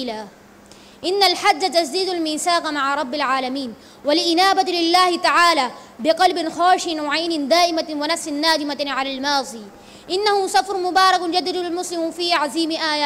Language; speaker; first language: Arabic; non-native, learner; Urdu